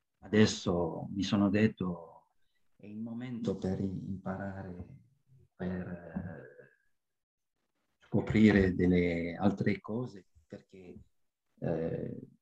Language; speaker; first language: Italian; non-native, learner; French